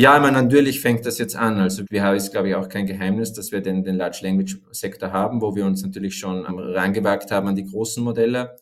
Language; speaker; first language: German; native; German